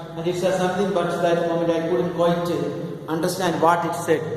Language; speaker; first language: English; non-native, local second language; Malayalam